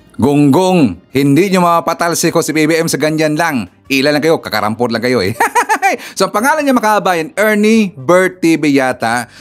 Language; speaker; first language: Filipino; non-native, local second language; Cebuano